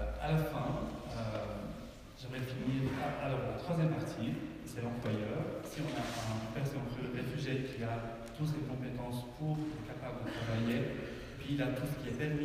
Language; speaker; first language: French; non-native, fluent; Arabic